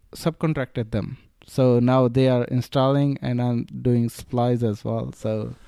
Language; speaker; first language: English; non-native, local second language; Punjabi